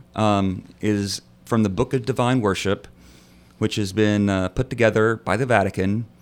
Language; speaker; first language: English; native; English